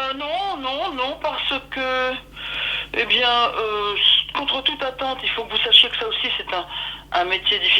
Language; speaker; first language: French; native; French